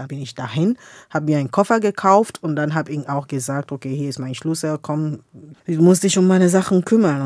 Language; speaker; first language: German; non-native, fluent; Igbo